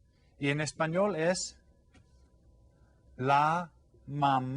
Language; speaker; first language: Spanish; non-native, fluent; English